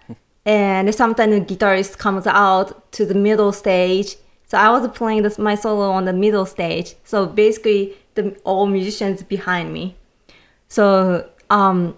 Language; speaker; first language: English; non-native, learner; Japanese